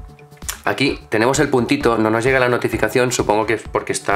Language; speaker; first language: Spanish; native; Spanish